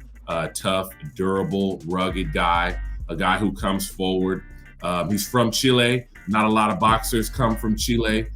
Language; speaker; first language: English; native; English